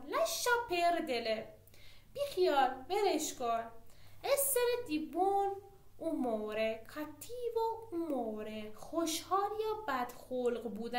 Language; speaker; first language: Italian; non-native, fluent; Persian